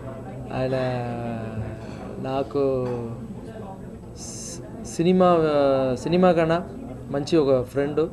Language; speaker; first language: Telugu; non-native, fluent; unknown